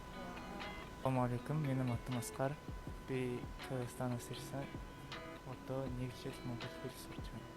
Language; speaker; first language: Mongolian; non-native, learner; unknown